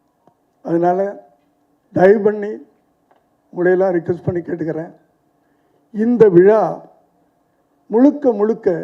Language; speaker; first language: Tamil; native; Tamil